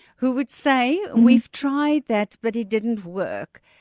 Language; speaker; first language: English; non-native, local second language; Afrikaans